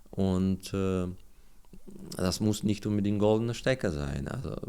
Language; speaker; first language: German; non-native, learner; Russian